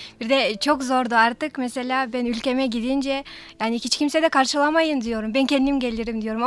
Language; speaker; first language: Turkish; non-native, fluent; Kyrgyz